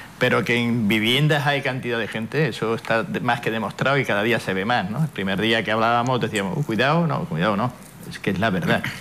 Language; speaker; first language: Spanish; native; Spanish